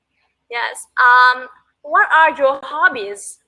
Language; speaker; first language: English; non-native, learner; Vietnamese